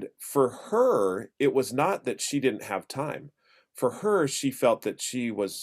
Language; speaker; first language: English; native; English